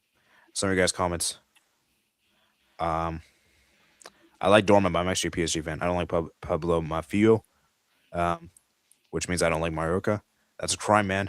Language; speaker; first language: English; native; English